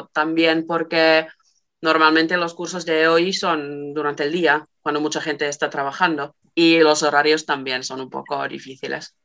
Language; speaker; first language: Spanish; non-native, fluent; Finnish